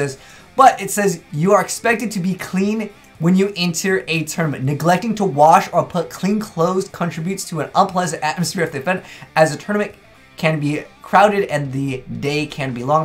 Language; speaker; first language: English; native; English